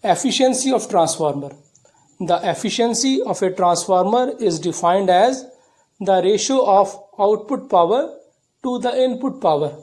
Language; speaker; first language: English; non-native, local second language; Punjabi